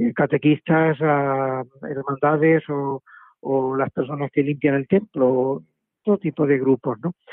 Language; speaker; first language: Spanish; native; Spanish